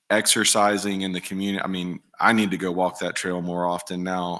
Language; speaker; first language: English; native; English